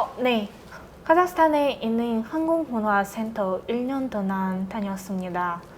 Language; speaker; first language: Korean; non-native, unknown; Russian